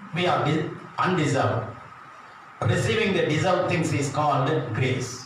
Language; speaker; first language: English; non-native, local second language; Tamil